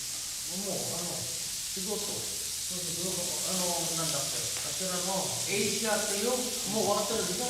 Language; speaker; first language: Japanese; non-native, fluent; Filipino